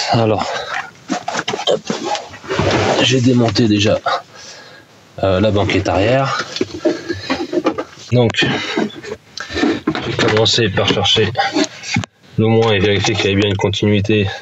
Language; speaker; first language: French; native; French